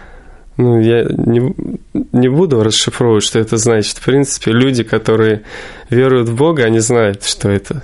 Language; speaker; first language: Russian; native; Russian